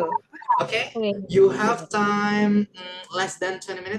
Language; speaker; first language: English; non-native, fluent; Indonesian